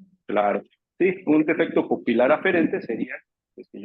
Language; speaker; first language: Spanish; native; Spanish